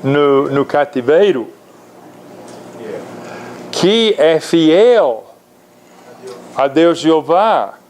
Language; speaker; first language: Portuguese; non-native, fluent; English